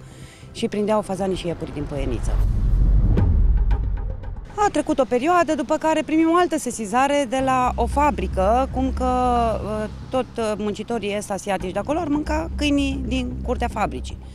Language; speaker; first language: Romanian; native; Romanian